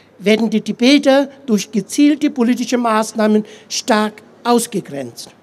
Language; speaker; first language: German; non-native, fluent; Tibetan